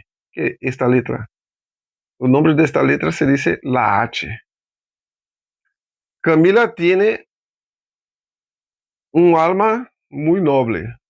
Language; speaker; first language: Spanish; non-native, fluent; Portuguese